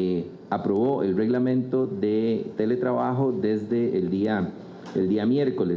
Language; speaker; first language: Spanish; native; Spanish